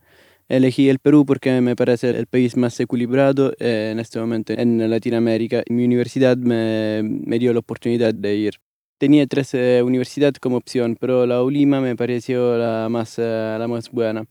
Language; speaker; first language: Spanish; non-native, fluent; Italian